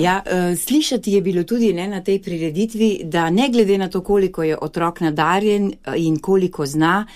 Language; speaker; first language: Slovenian; native; Slovenian